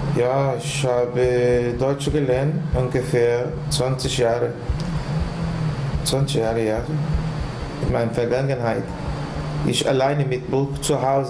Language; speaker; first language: German; non-native, learner; Portuguese